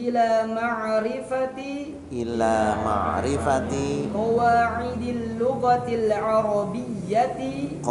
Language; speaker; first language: Arabic; non-native, fluent; Indonesian